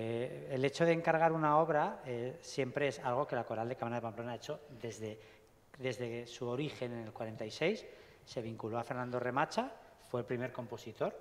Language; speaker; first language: Spanish; native; Spanish